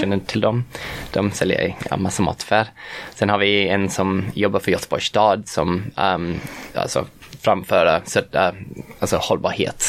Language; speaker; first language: Swedish; non-native, fluent; English